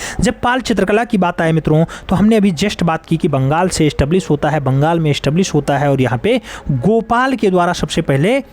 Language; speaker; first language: Hindi; native; Hindi